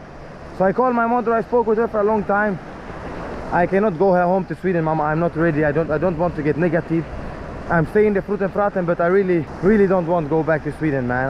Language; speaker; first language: English; non-native, fluent; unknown